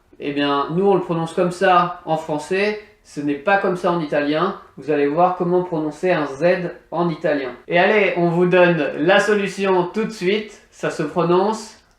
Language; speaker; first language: French; native; French